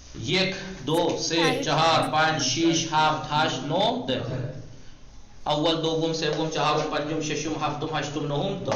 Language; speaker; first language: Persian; non-native, fluent; Urdu